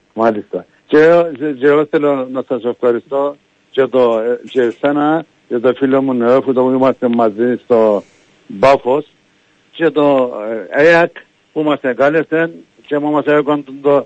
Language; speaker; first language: Greek; non-native, local second language; Turkish